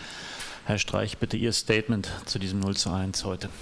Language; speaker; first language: German; native; German